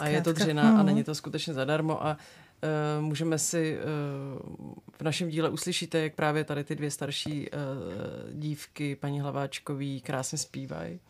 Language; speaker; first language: Czech; native; Czech